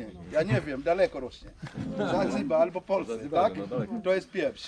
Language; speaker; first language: Polish; non-native, learner; Swahili